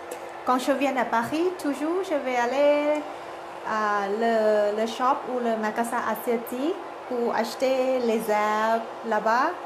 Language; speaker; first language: French; non-native, learner; Thai